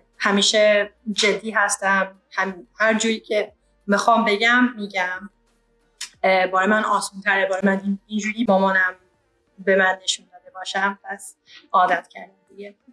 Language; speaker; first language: Persian; early bilingual, heritage; English